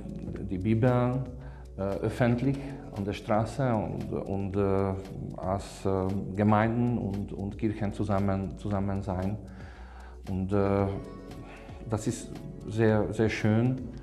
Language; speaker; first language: German; non-native, learner; Hungarian